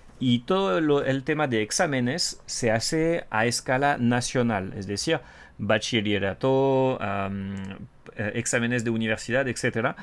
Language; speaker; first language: Spanish; non-native, fluent; French